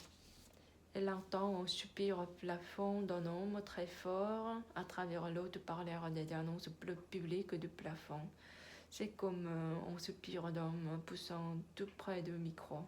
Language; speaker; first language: French; non-native, learner; Korean